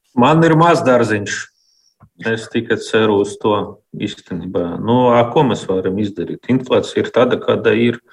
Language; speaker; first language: Latvian; non-native, local second language; Russian